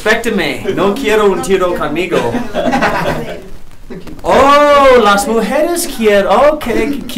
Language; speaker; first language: Spanish; non-native, learner; English